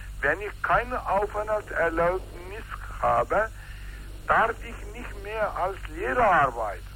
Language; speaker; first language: German; non-native, learner; Turkish